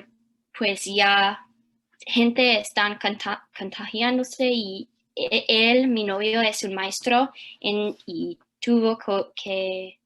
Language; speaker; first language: Spanish; early bilingual, heritage; English